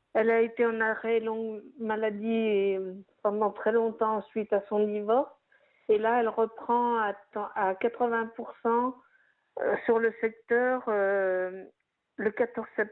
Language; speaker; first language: French; native; French